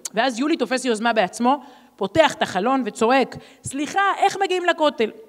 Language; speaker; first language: Hebrew; native; Hebrew